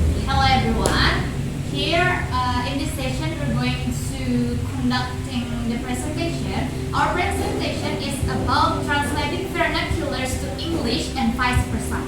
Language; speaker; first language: English; non-native, learner; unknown